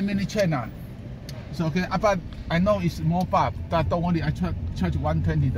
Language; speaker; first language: English; non-native, learner; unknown